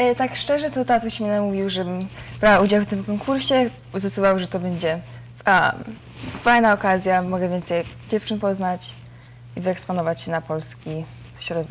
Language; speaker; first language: Polish; early bilingual, other home language; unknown